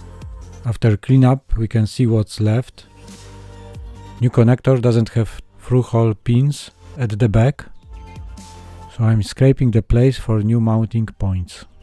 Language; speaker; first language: English; non-native, fluent; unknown